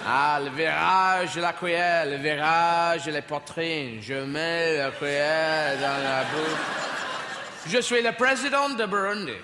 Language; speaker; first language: French; non-native, learner; English